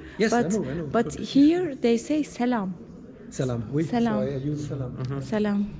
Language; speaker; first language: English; non-native, learner; Turkish